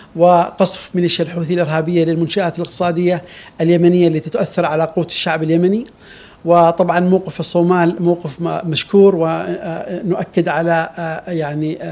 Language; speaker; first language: Arabic; native; Arabic